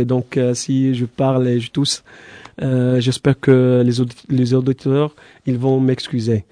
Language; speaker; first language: French; non-native, fluent; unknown